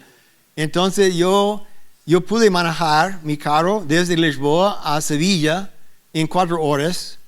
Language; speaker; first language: Spanish; non-native, learner; English